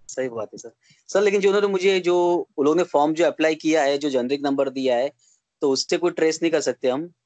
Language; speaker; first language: Hindi; native; Hindi